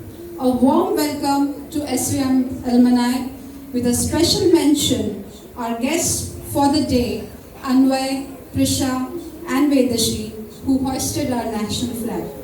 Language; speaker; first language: English; non-native, local second language; Marathi